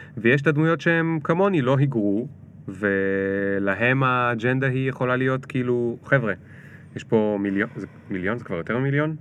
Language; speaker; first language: Hebrew; native; Hebrew